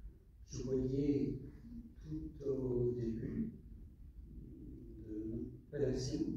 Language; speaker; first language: French; non-native, fluent; English